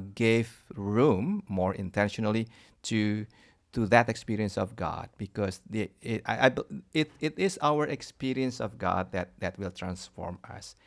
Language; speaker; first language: English; non-native, fluent; Indonesian